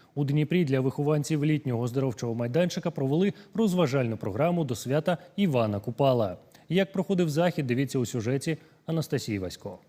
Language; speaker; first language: Ukrainian; native; Ukrainian